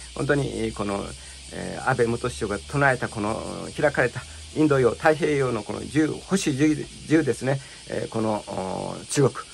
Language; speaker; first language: Japanese; non-native, fluent; Chinese